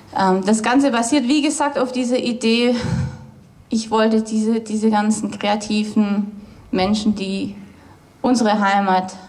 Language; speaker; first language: German; native; German